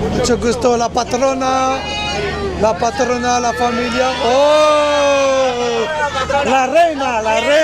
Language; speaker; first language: Spanish; non-native, learner; French